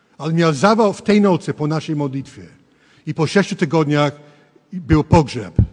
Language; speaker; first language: Polish; early bilingual, heritage; English